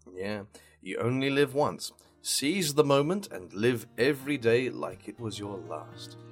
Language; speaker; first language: English; native; English